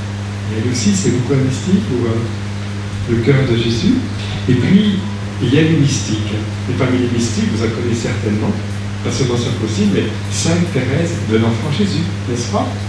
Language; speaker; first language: French; native; French